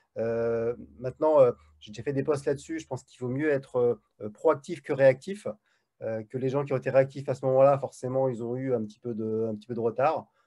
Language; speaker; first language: French; native; French